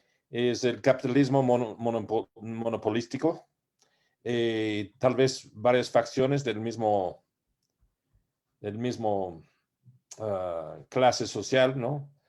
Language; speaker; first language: Spanish; non-native, learner; English